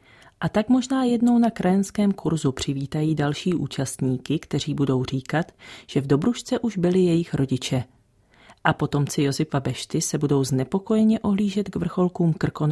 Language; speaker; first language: Czech; native; Czech